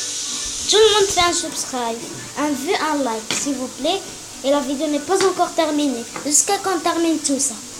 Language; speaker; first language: French; non-native, learner; Arabic